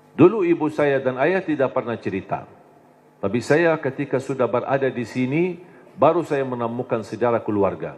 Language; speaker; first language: Indonesian; non-native, fluent; Arabic